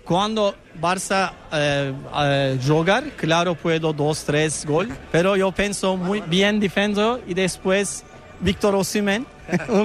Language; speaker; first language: Spanish; non-native, learner; Turkish